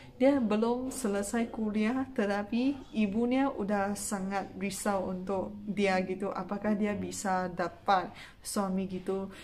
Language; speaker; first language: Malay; non-native, local second language; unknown